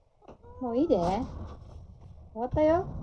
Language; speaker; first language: Japanese; non-native, fluent; Filipino